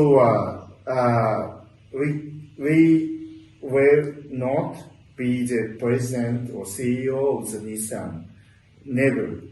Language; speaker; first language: English; non-native, learner; Japanese